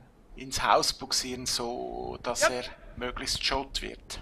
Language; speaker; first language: German; native; German